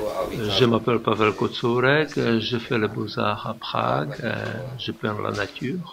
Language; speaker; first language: French; non-native, fluent; Czech